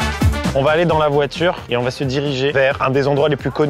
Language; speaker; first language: French; native; French